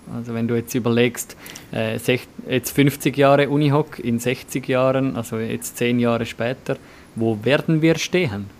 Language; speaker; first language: German; native; German